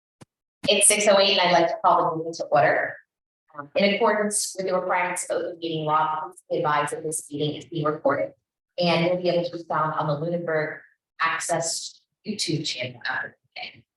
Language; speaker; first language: English; native; English